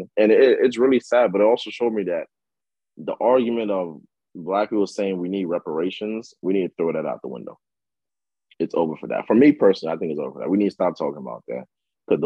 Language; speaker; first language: English; native; English